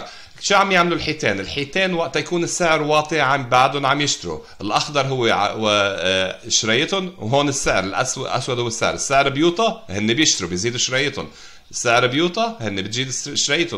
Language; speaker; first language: Arabic; native; Arabic